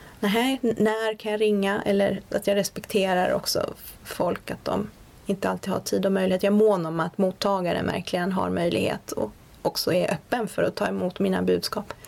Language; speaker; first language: Swedish; native; Swedish